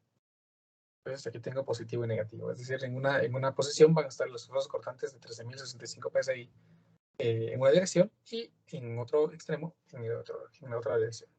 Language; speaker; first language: Spanish; native; Spanish